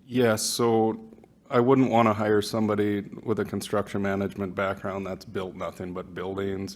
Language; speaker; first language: English; native; English